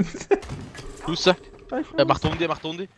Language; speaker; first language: German; native; German